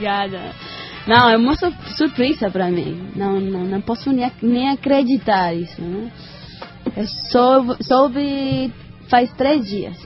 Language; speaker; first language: Portuguese; non-native, learner; Spanish